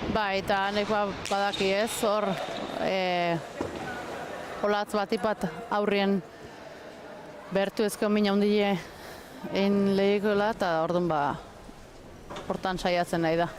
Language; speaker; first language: Basque; native; Basque